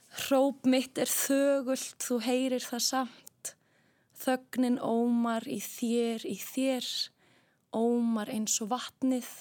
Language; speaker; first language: Icelandic; native; Icelandic